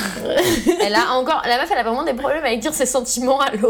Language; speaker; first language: French; native; French